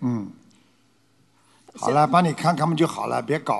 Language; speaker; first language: Chinese; native; Chinese